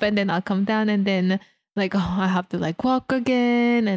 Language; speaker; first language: English; non-native, local second language; Filipino